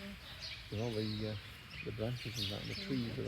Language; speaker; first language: English; native; English